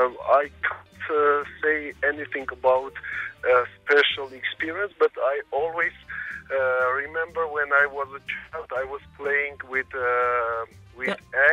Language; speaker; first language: English; non-native, learner; Armenian